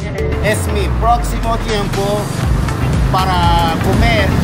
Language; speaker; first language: Spanish; non-native, learner; English